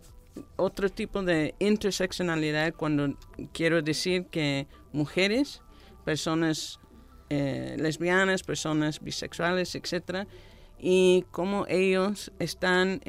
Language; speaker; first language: Spanish; non-native, fluent; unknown